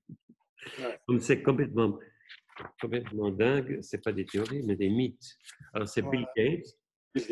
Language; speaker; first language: French; non-native, local second language; German